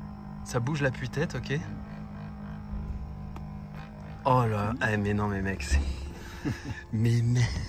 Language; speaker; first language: French; native; French